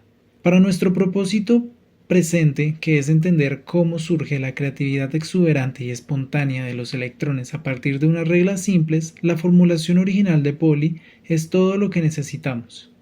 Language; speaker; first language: Spanish; native; Spanish